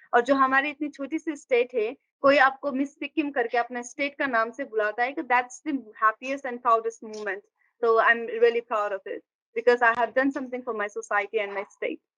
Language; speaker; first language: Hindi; non-native, local second language; Nepali